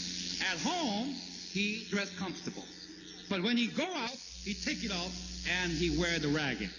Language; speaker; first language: English; non-native, fluent; Korean